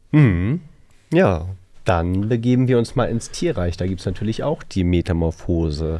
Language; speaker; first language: German; native; German